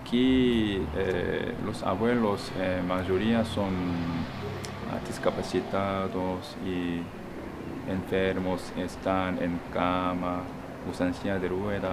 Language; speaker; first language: Spanish; non-native, fluent; Korean